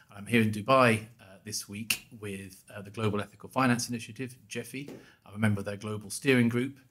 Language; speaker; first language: English; native; English